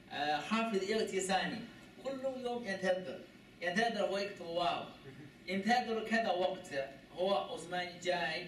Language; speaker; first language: Arabic; non-native, learner; Chinese